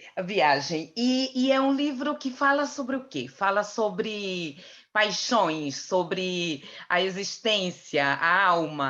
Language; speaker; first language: Portuguese; native; Portuguese